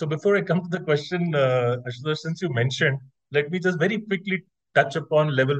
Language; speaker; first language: English; non-native, local second language; Hindi